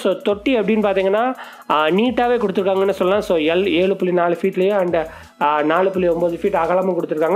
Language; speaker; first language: Tamil; native; Tamil